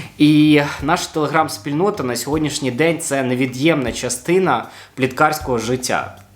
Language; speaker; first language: Ukrainian; non-native, local second language; Russian